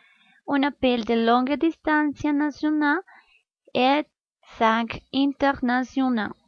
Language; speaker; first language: French; non-native, learner; Spanish